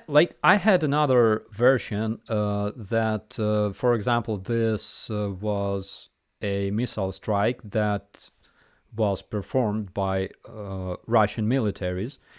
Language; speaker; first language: English; non-native, fluent; Ukrainian